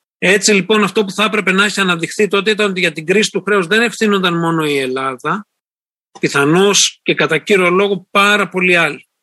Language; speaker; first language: Greek; native; Greek